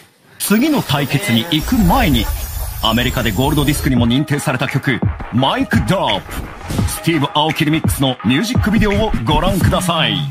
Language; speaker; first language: Japanese; native; Japanese